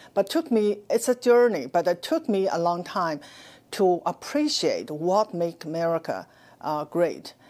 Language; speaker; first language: English; non-native, fluent; Chinese